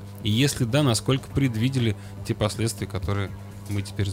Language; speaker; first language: Russian; native; Russian